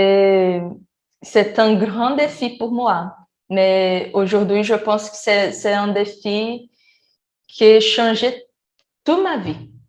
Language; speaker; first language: French; non-native, learner; Portuguese